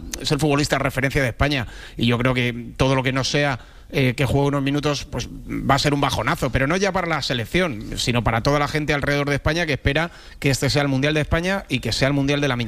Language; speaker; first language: Spanish; native; Spanish